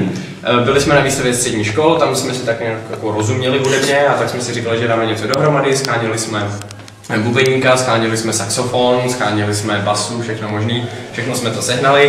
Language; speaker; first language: Czech; native; Czech